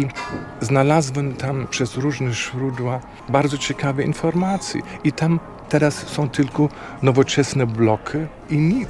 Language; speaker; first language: Polish; non-native, fluent; German